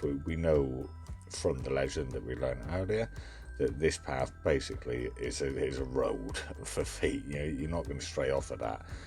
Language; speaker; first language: English; native; English